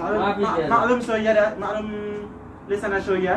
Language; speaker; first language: Arabic; non-native, learner; Indonesian